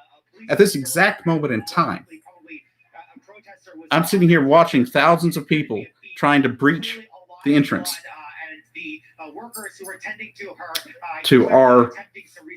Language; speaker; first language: English; native; English